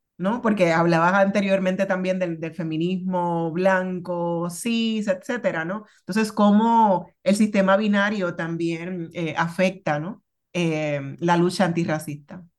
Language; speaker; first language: Spanish; native; Spanish